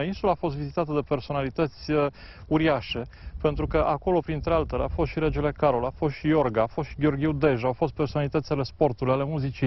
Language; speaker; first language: Romanian; native; Romanian